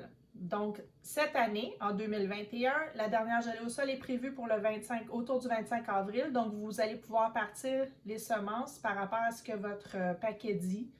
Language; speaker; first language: French; native; French